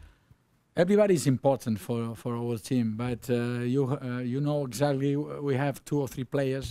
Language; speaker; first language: English; non-native, learner; Spanish